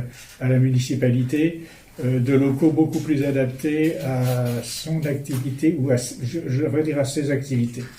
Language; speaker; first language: French; native; French